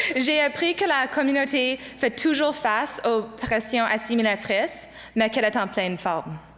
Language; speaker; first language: French; non-native, local second language; English